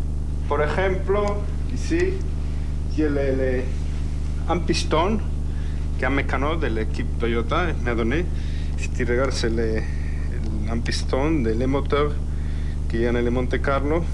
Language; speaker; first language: French; non-native, learner; Spanish